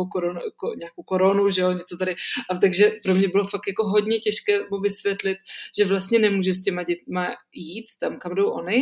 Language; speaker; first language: Czech; native; Czech